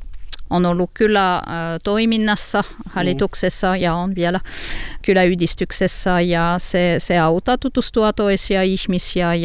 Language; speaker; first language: Finnish; non-native, learner; French